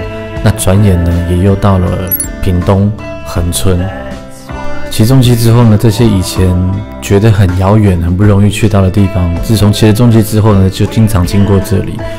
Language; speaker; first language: Chinese; native; Chinese